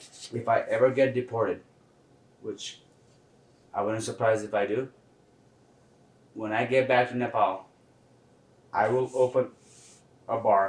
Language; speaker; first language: English; non-native, local second language; Nepali